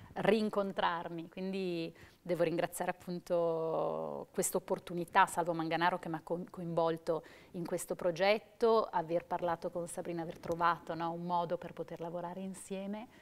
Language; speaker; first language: Italian; native; Italian